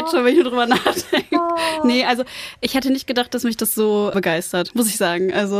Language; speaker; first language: German; native; German